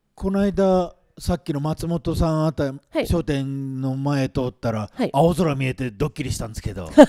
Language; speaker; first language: Japanese; native; Japanese